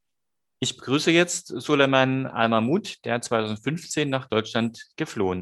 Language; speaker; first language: German; native; German